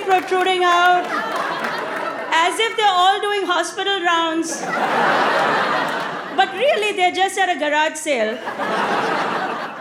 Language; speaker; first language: English; non-native, local second language; Hindi